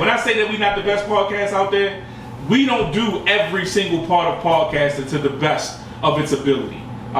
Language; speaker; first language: English; native; English